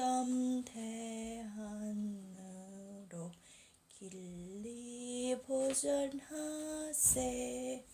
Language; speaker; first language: Korean; non-native, learner; Thai